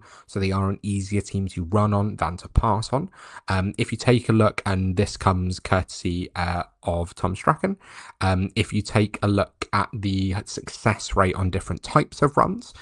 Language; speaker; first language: English; native; English